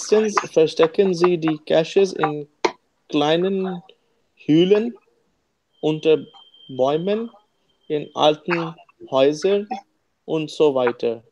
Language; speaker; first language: German; non-native, learner; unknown